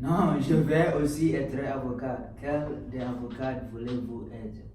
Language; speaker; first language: French; non-native, learner; English